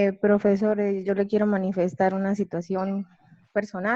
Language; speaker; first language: Spanish; native; Spanish